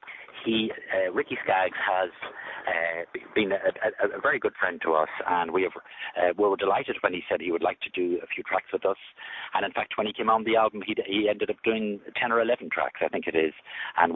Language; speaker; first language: English; native; English